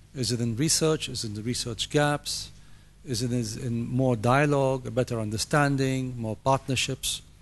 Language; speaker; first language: English; non-native, fluent; Arabic